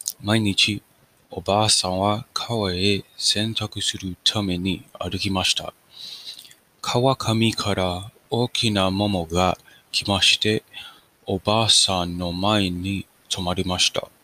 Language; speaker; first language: Japanese; non-native, learner; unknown